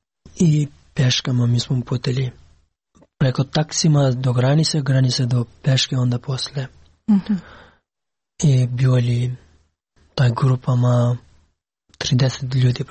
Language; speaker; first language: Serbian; non-native, learner; Pashto